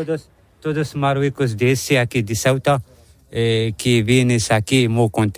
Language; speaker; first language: Spanish; non-native, learner; Arabic